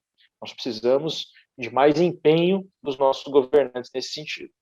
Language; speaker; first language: Portuguese; native; Portuguese